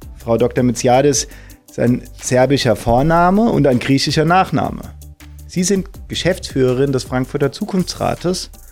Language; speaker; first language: German; native; German